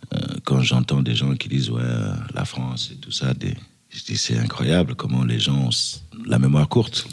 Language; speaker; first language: French; early bilingual, other home language; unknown